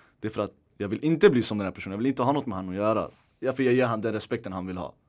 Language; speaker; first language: Swedish; native; Swedish